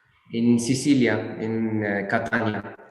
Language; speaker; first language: Spanish; non-native, learner; English